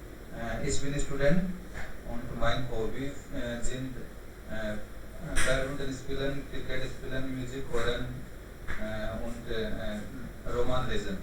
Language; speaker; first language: German; non-native, learner; Hindi